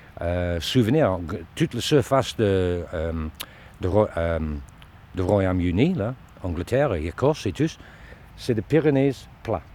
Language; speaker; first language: French; non-native, learner; Dutch